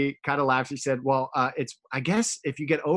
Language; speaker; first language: English; native; English